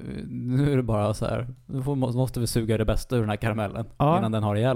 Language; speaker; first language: Swedish; native; Swedish